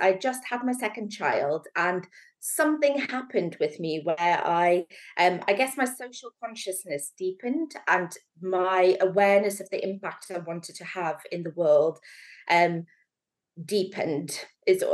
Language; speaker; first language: English; native; English